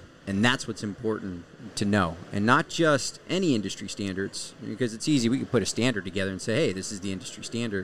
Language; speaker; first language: English; native; English